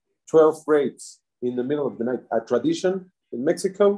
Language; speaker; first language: English; non-native, fluent; Spanish